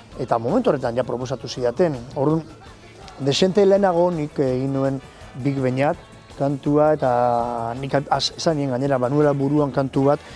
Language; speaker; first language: Basque; non-native, local second language; Spanish